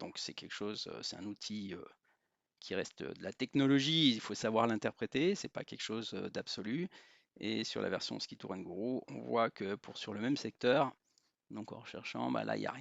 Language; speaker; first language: French; native; French